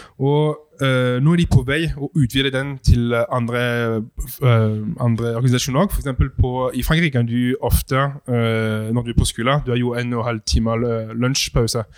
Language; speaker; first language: Norwegian; non-native, fluent; French